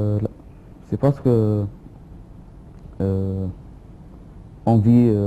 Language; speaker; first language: French; non-native, fluent; Arabic